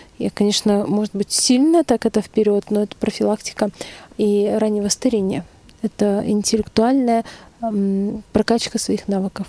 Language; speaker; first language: Russian; native; Russian